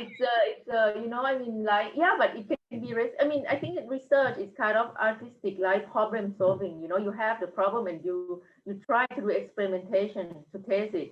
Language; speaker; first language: English; non-native, fluent; Thai